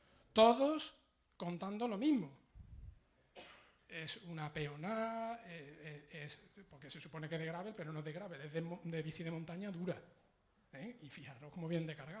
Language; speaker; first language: Spanish; native; Spanish